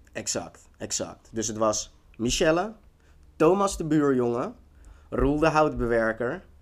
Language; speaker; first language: Dutch; early bilingual, other home language; Tigrinya